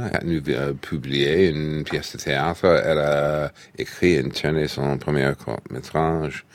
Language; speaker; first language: French; non-native, fluent; English